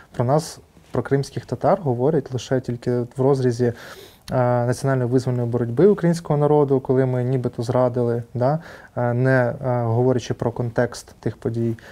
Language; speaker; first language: Ukrainian; non-native, local second language; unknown